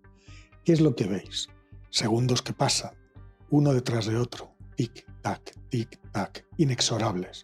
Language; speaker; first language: Spanish; native; Spanish